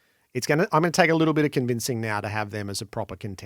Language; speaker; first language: English; native; English